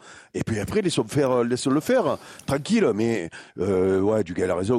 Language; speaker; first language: French; native; French